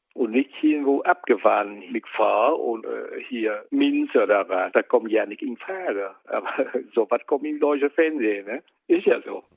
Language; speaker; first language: German; non-native, learner; Vietnamese